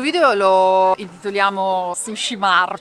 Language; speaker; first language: Italian; native; Italian